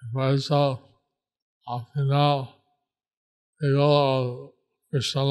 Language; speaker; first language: Spanish; non-native, learner; English